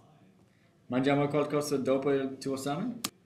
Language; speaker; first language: Italian; non-native, learner; English